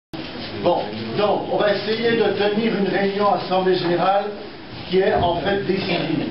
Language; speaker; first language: French; native; French